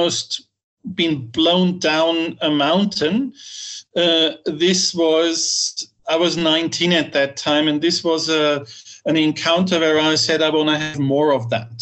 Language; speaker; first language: English; non-native, fluent; German